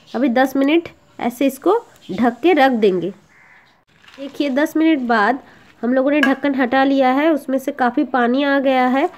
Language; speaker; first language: Hindi; non-native, local second language; Bangla